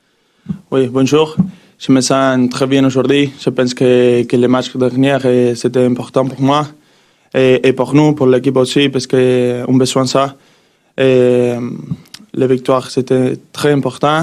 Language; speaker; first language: French; non-native, learner; Spanish